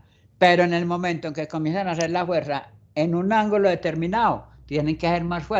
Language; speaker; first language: Spanish; native; Spanish